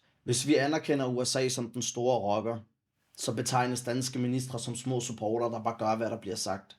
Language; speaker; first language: Danish; early bilingual, other home language; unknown